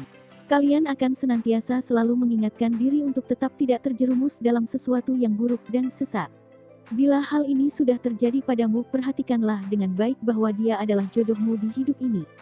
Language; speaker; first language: Indonesian; native; Indonesian